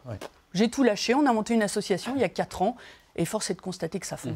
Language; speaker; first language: French; native; French